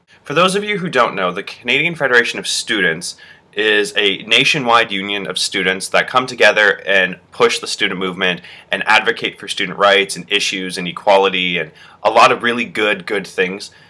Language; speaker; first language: English; native; English